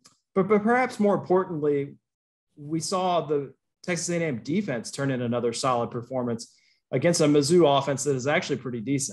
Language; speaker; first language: English; native; English